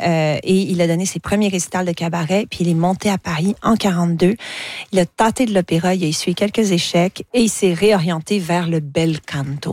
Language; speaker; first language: French; native; French